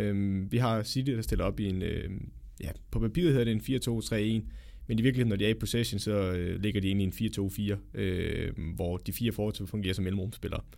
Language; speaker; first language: Danish; native; Danish